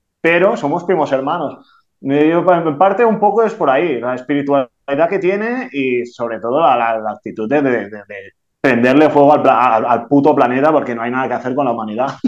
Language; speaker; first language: Spanish; non-native, local second language; Catalan